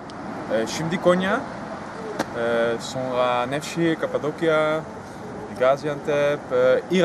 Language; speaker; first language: Turkish; non-native, learner; Dutch